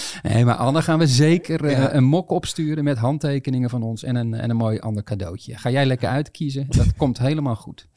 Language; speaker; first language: Dutch; native; Dutch